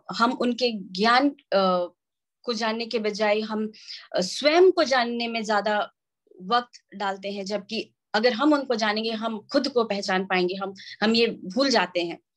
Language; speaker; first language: Hindi; non-native, local second language; Santali